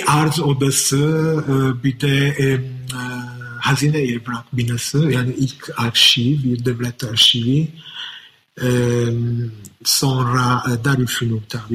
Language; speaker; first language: Turkish; non-native, fluent; Italian